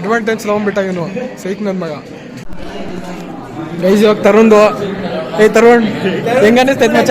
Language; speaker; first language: Kannada; native; Kannada